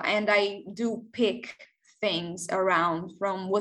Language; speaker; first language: English; non-native, fluent; Italian